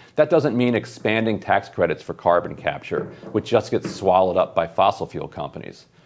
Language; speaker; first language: English; native; English